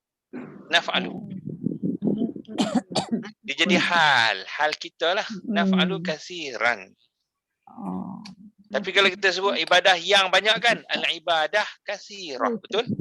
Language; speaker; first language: Malay; native; Malay